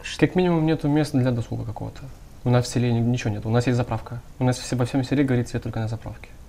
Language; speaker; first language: Russian; non-native, local second language; Gagauz